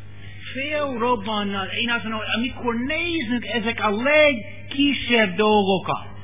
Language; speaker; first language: Hungarian; non-native, learner; English